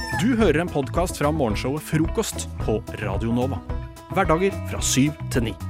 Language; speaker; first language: Norwegian; native; Norwegian